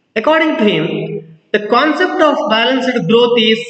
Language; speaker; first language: English; non-native, local second language; Kannada